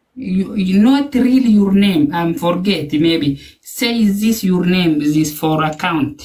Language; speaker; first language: English; non-native, learner; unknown